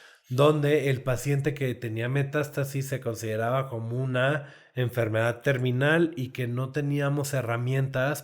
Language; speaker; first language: Spanish; native; Spanish